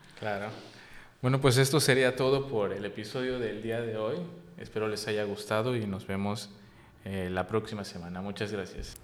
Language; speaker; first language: Spanish; native; Spanish